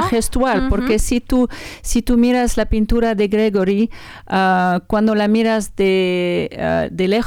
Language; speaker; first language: Spanish; non-native, learner; French